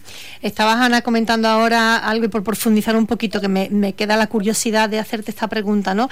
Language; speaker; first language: Spanish; native; Spanish